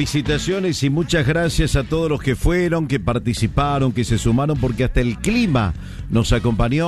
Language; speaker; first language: Spanish; native; Spanish